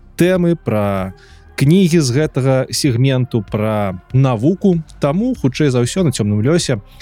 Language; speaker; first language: Belarusian; non-native, local second language; Russian